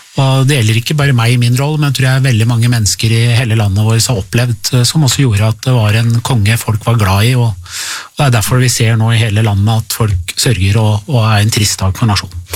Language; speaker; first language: Norwegian; early bilingual, other home language; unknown